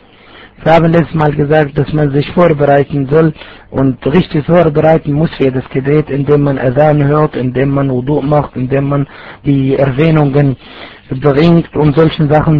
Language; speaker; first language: German; non-native, fluent; Arabic